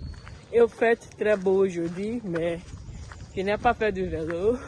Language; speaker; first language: French; non-native, learner; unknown